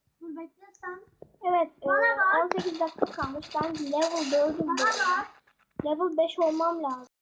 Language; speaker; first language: Turkish; early bilingual, heritage; Turkish